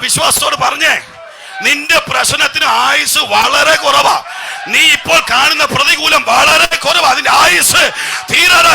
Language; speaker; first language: Malayalam; non-native, local second language; Tamil